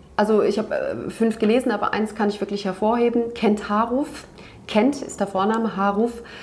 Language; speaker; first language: German; early bilingual, other home language; Turkish